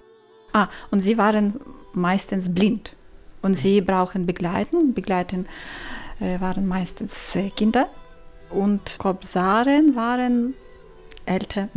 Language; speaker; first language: German; non-native, learner; Ukrainian